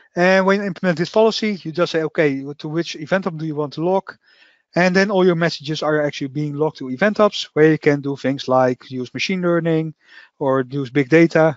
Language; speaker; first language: English; non-native, fluent; Dutch